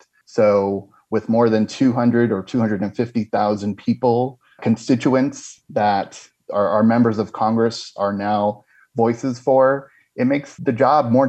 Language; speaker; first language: English; native; English